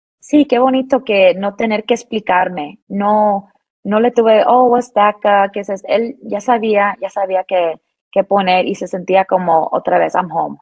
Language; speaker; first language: Spanish; early bilingual, heritage; Spanish